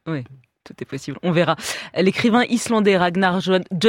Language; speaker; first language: French; native; French